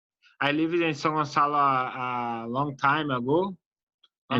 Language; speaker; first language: English; non-native, learner; Portuguese